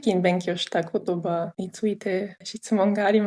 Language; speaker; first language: Japanese; non-native, learner; German